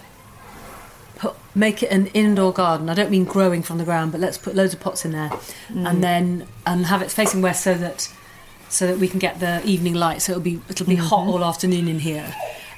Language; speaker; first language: English; native; English